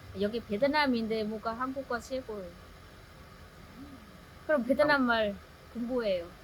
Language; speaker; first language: Korean; non-native, learner; Vietnamese